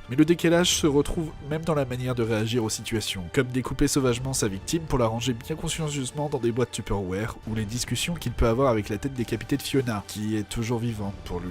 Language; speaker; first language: French; native; French